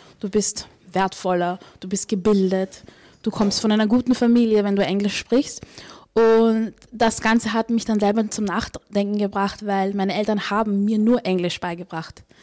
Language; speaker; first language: German; native; German